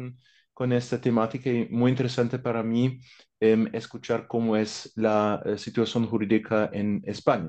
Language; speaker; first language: Spanish; non-native, fluent; German